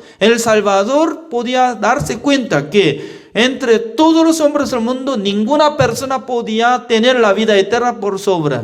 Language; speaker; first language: Spanish; non-native, fluent; Korean